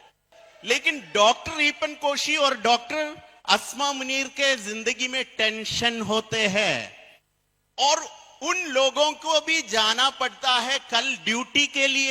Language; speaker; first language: Hindi; non-native, fluent; Bangla